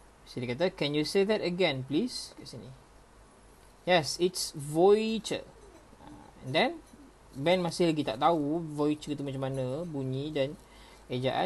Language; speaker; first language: English; non-native, local second language; Malay